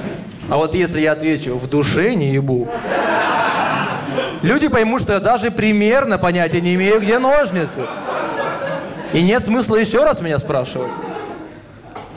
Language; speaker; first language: Russian; native; Russian